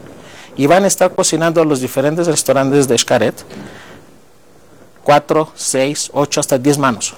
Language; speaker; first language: Spanish; non-native, fluent; Greek